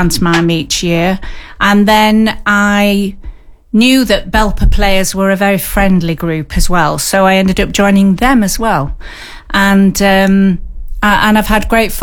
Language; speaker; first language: English; native; English